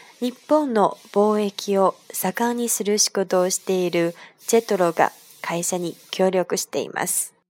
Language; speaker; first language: Japanese; non-native, fluent; Chinese